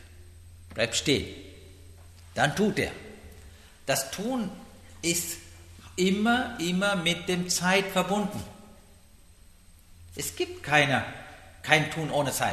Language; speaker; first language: German; non-native, learner; Sinhala